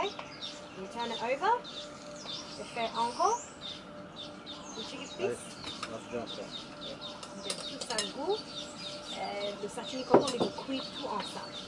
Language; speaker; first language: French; non-native, local second language; Morisyen